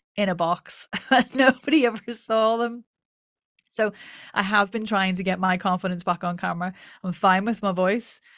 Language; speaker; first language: English; native; English